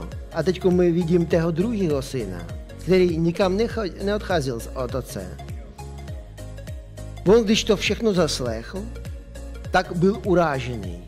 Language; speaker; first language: Czech; non-native, fluent; Russian